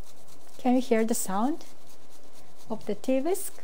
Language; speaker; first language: English; non-native, fluent; Japanese